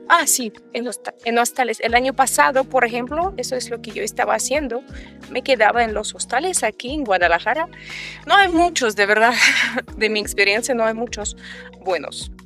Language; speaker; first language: Spanish; non-native, fluent; Russian